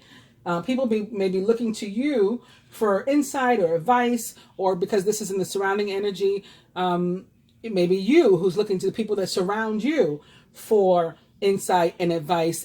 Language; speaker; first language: English; native; English